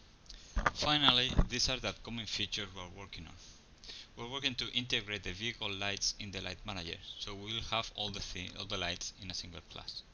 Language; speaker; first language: English; non-native, fluent; Spanish